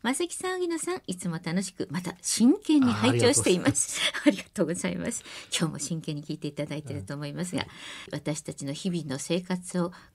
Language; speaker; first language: Japanese; native; Japanese